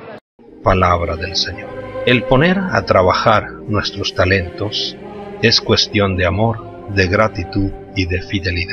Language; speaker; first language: Spanish; native; Spanish